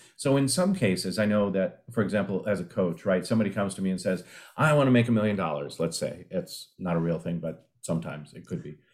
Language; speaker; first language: English; native; English